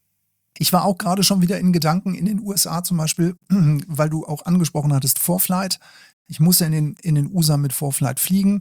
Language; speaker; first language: German; native; German